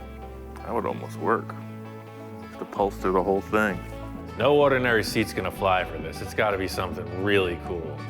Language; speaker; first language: English; native; English